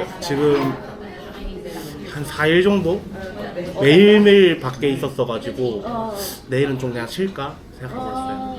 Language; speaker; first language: Korean; non-native, learner; Japanese